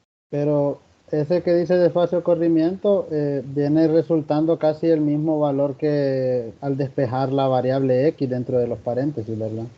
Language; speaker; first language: Spanish; native; Spanish